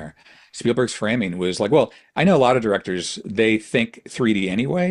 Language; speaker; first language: English; native; English